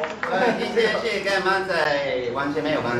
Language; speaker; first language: Chinese; non-native, fluent; Japanese